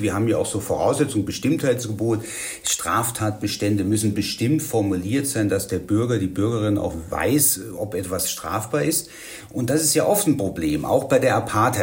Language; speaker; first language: German; native; German